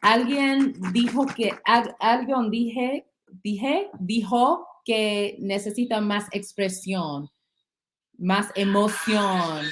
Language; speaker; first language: Spanish; non-native, learner; English